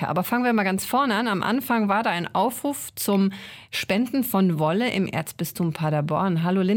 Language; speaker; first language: German; native; German